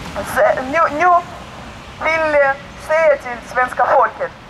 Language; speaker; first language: Swedish; non-native, learner; Russian